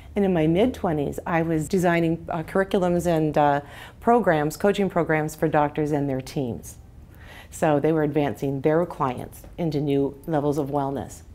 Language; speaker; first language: English; native; English